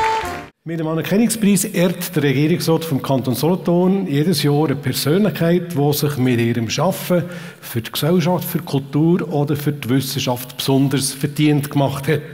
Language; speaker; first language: German; native; German